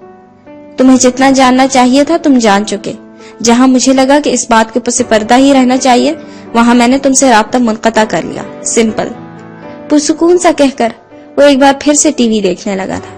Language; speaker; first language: Urdu; native; Urdu